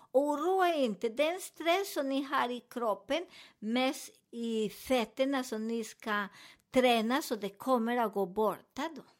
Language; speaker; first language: Swedish; non-native, learner; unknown